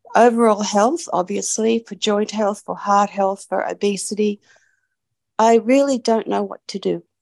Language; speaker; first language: English; native; English